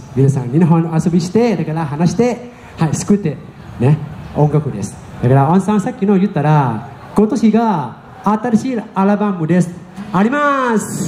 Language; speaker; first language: Japanese; non-native, learner; Thai